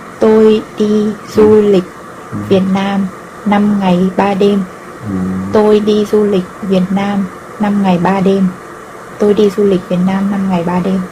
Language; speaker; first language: Vietnamese; non-native, learner; Korean